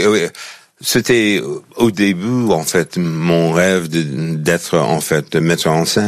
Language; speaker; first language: French; non-native, fluent; English